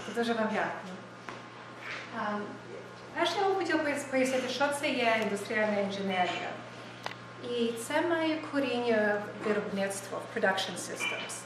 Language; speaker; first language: Ukrainian; early bilingual, heritage; Ukrainian